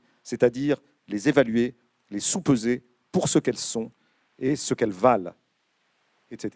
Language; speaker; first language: French; native; French